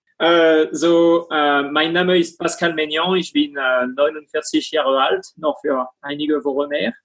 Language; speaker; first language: German; non-native, fluent; French